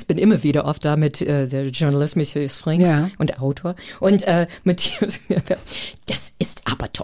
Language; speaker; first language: German; non-native, fluent; English